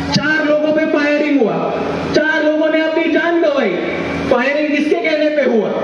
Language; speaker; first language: Hindi; non-native, local second language; Marathi